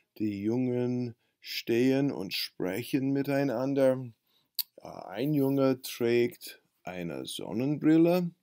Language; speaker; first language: German; non-native, fluent; English